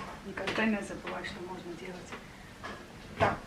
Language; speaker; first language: Russian; non-native, local second language; Azerbaijani